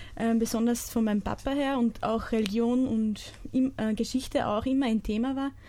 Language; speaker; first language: German; native; German